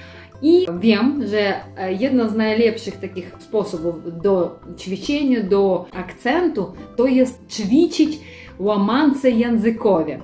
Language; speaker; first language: Polish; non-native, learner; Russian